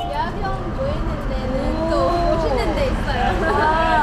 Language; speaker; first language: Korean; non-native, fluent; Arabic